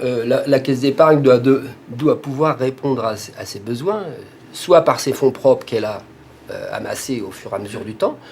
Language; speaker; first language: French; native; French